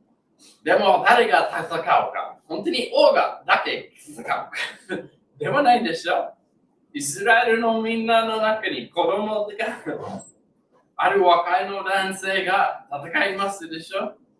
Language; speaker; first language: Japanese; non-native, fluent; English